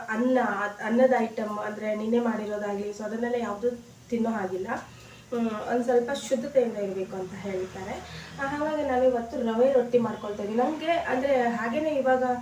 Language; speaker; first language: Kannada; non-native, local second language; Konkani